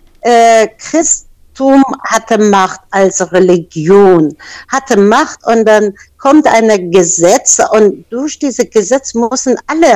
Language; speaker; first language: German; non-native, fluent; Persian